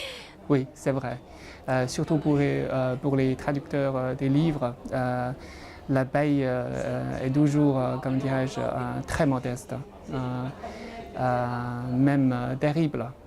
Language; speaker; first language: French; non-native, fluent; Chinese